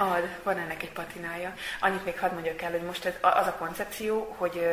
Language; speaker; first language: Hungarian; native; Hungarian